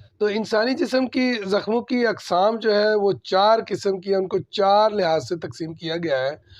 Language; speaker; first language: Urdu; non-native, local second language; Punjabi